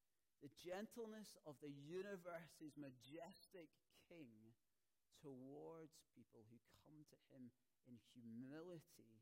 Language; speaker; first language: English; native; English